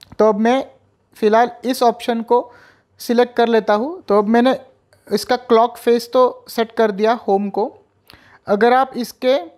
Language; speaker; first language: Hindi; non-native, local second language; Marathi